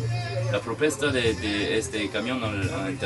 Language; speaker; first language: Spanish; non-native, fluent; French